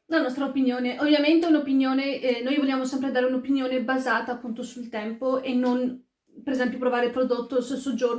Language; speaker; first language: Italian; early bilingual, other home language; Arabic